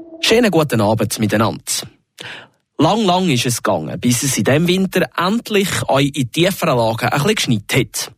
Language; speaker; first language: German; native; German